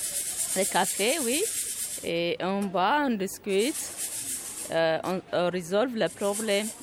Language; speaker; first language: French; non-native, learner; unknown